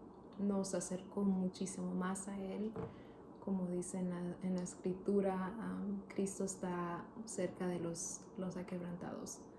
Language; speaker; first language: Spanish; early bilingual, heritage; Spanish